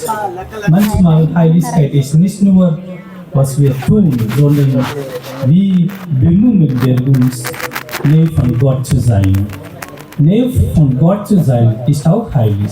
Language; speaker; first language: German; non-native, fluent; Telugu